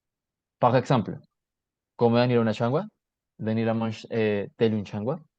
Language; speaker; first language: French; non-native, learner; Spanish